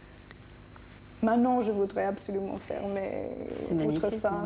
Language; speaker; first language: French; non-native, fluent; English